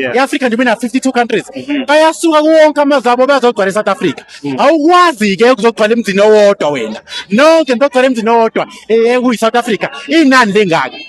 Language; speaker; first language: Zulu; native; Zulu